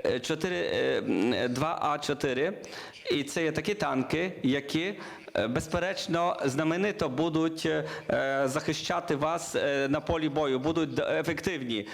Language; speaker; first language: Ukrainian; non-native, learner; Polish